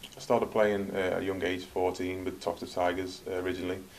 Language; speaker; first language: English; native; English